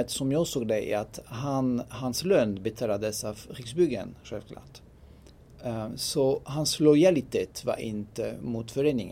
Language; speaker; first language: Swedish; non-native, fluent; French